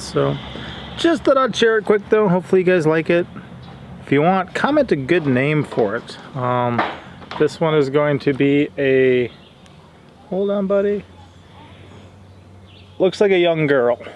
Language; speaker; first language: English; native; English